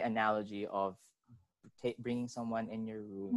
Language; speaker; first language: English; non-native, local second language; Filipino